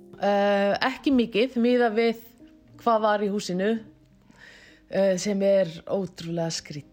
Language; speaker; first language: Icelandic; non-native, fluent; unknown